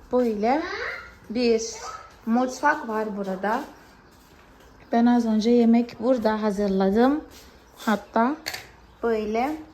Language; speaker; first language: Turkish; non-native, fluent; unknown